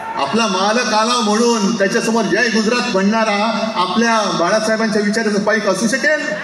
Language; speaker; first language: Marathi; native; Marathi